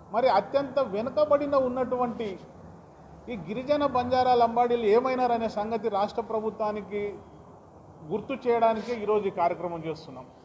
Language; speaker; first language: Telugu; non-native, local second language; Lambadi